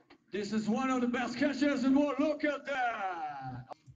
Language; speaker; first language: English; non-native, learner; Russian